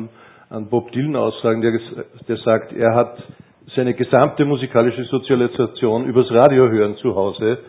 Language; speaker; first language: German; native; German